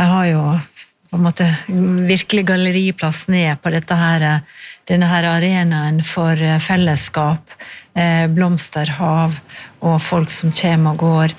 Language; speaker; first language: Norwegian; native; Norwegian